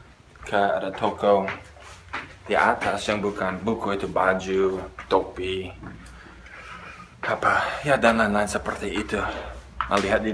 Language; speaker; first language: Indonesian; non-native, fluent; English